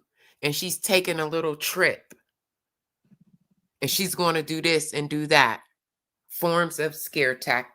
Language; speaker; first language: English; native; English